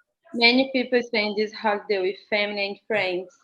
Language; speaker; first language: English; non-native, learner; Portuguese